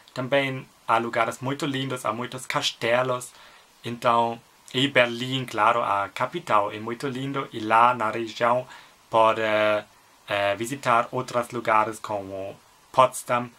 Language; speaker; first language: Portuguese; non-native, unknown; German